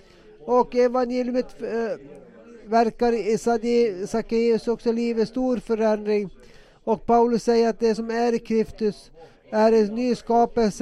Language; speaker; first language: Swedish; non-native, local second language; Finnish